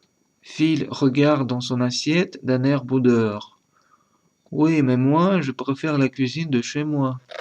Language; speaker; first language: French; non-native, learner; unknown